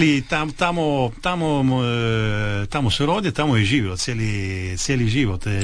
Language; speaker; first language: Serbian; early bilingual, heritage; Italian